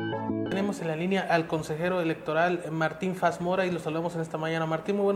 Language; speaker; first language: Spanish; native; Spanish